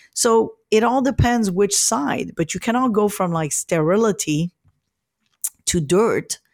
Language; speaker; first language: English; early bilingual, other home language; French